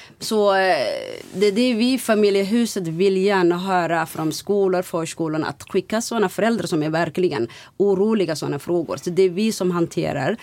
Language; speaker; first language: Swedish; non-native, fluent; Somali